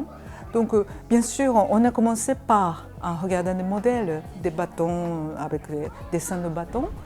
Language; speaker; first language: French; non-native, fluent; Japanese